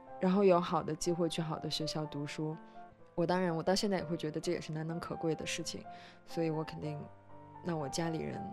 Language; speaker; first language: Chinese; native; Chinese